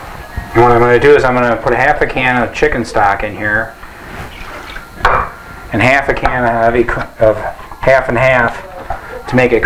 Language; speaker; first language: English; native; English